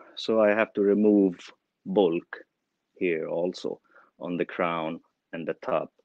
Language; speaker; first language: English; non-native, fluent; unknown